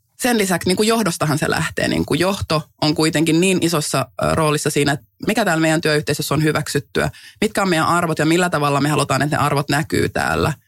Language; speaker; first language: Finnish; native; Finnish